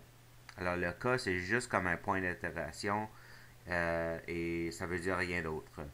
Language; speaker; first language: French; non-native, local second language; English